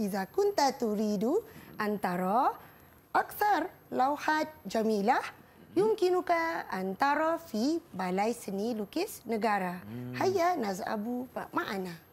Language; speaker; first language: Arabic; non-native, fluent; Malay